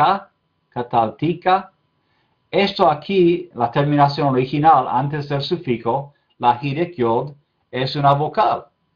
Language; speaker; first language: Spanish; non-native, fluent; English